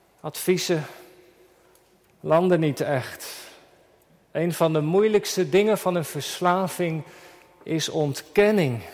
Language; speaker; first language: Dutch; native; Dutch